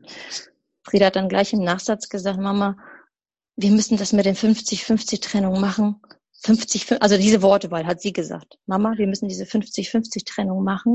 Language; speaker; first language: German; native; German